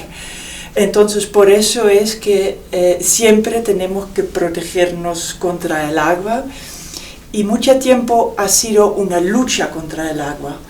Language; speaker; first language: Spanish; non-native, fluent; Dutch